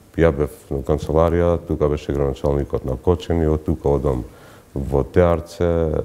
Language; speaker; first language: Macedonian; non-native, local second language; Albanian